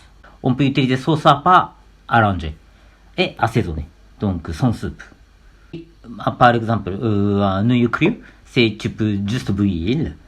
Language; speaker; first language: French; non-native, learner; Japanese